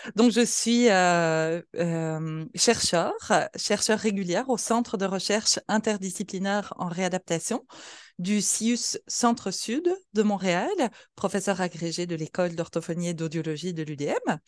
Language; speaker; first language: French; native; French